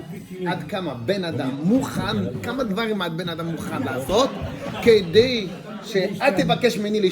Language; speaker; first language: Hebrew; non-native, fluent; French